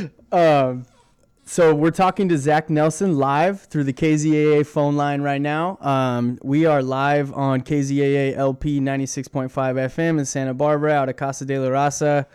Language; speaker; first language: English; native; English